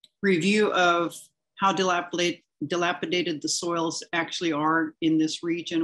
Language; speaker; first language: English; native; English